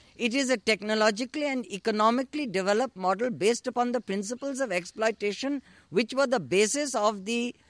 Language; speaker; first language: English; non-native, local second language; Urdu